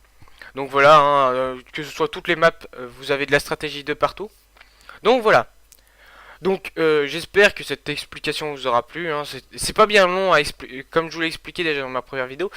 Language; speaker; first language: French; native; French